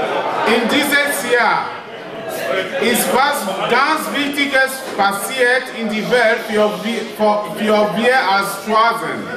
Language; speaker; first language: German; non-native, learner; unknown